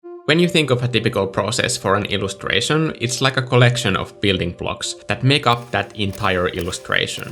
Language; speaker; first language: English; non-native, fluent; Finnish